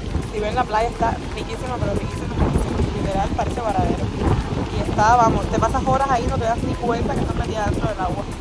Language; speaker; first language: Spanish; native; Spanish